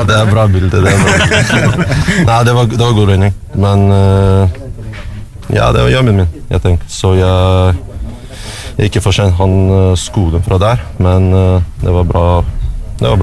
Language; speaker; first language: Norwegian; non-native, fluent; Russian